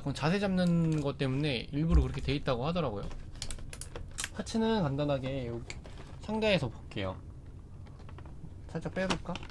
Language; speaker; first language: Korean; native; Korean